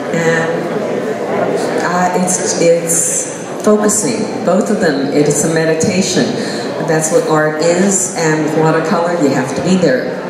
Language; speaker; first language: English; native; English